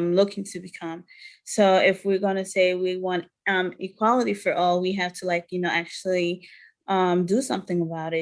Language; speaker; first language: English; non-native, fluent; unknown